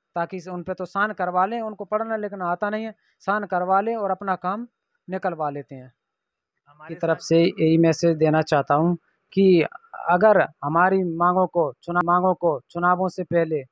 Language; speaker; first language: Hindi; native; Hindi